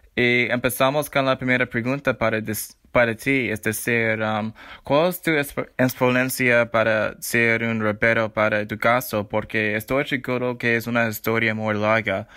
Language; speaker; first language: Spanish; non-native, learner; English